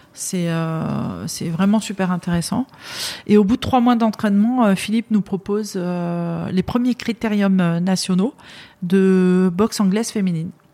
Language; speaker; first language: French; native; French